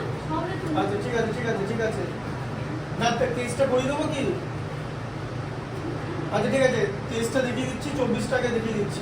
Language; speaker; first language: Bangla; native; Bangla